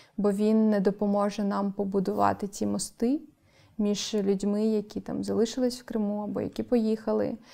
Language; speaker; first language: Ukrainian; non-native, local second language; Crimean Tatar